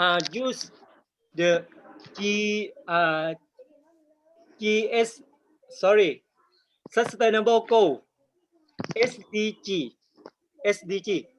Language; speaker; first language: English; non-native, learner; Thai